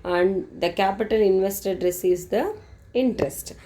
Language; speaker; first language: English; non-native, local second language; Kannada